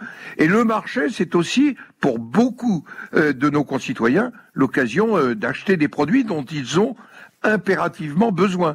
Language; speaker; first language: French; native; French